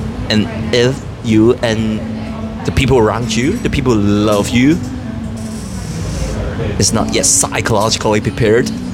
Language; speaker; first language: English; non-native, local second language; Cantonese